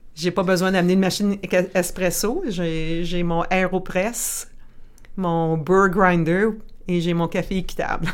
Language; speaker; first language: French; native; French